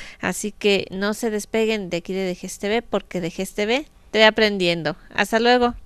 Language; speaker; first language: Spanish; native; Spanish